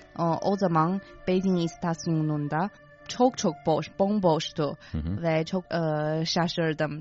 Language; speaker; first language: Turkish; non-native, fluent; Chinese